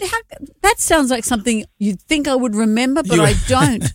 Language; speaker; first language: English; native; English